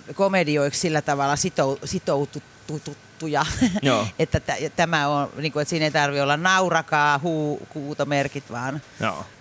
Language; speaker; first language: Finnish; native; Finnish